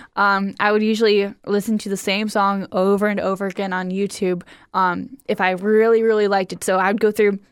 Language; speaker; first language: English; native; English